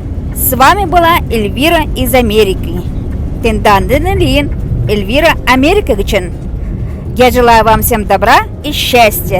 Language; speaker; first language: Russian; non-native, local second language; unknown